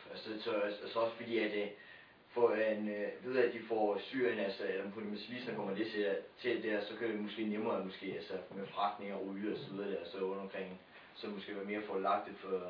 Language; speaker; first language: Danish; native; Danish